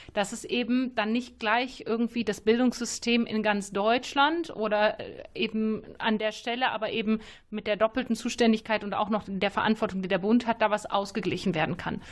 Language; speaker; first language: German; native; German